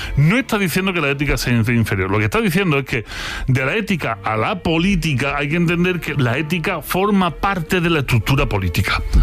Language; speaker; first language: Spanish; native; Spanish